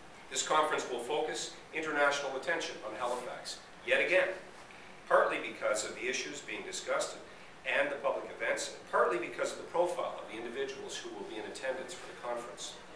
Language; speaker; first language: English; native; English